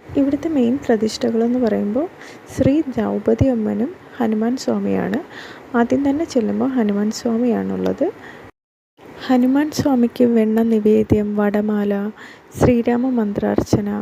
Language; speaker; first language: Malayalam; native; Malayalam